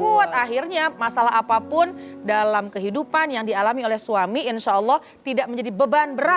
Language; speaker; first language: Indonesian; native; Indonesian